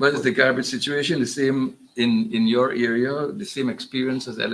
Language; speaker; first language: English; native; English